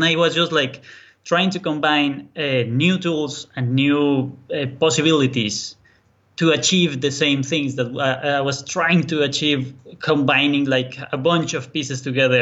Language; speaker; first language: English; non-native, fluent; Spanish